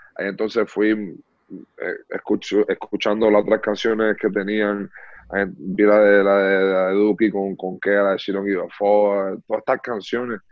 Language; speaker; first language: Spanish; early bilingual, heritage; Spanish